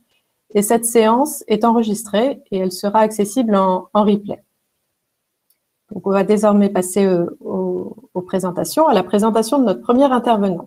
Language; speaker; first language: French; native; French